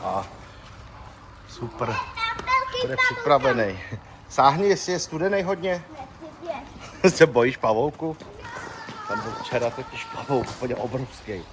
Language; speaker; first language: Czech; native; Czech